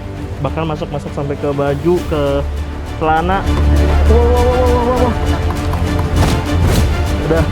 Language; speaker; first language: Indonesian; native; Indonesian